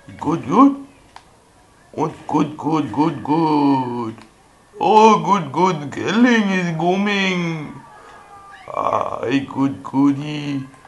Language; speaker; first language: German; non-native, learner; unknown